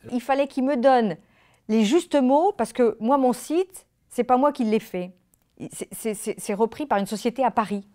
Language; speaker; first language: French; native; French